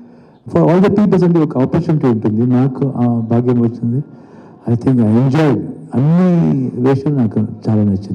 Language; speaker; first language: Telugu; non-native, learner; Kannada